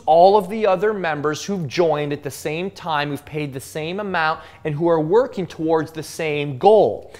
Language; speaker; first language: English; native; English